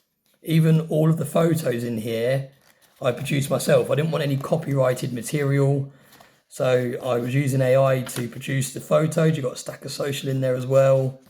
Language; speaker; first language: English; native; English